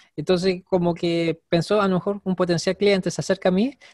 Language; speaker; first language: Spanish; native; Spanish